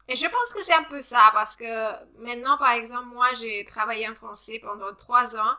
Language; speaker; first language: French; non-native, fluent; Italian